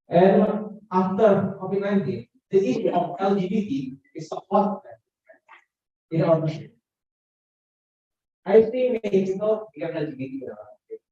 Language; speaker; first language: English; non-native, learner; Indonesian